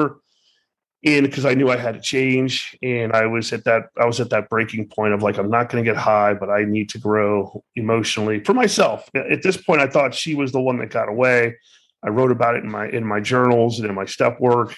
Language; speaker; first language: English; native; English